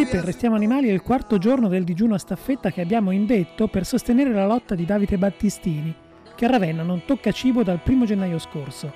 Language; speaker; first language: Italian; native; Italian